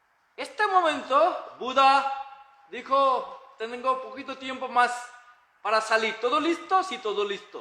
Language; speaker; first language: Spanish; non-native, learner; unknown